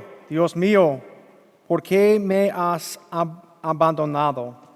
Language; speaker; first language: Spanish; non-native, learner; English